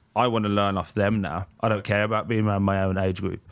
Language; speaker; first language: English; native; English